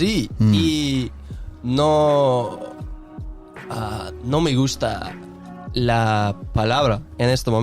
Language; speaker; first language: Spanish; non-native, learner; English